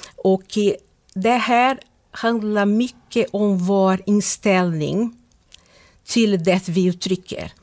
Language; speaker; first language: Swedish; non-native, fluent; Portuguese